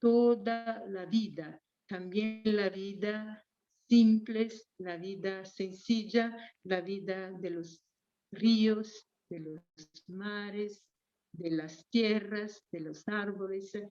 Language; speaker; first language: Spanish; non-native, fluent; Portuguese